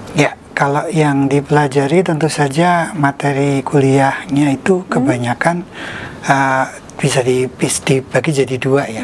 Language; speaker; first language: Indonesian; native; Indonesian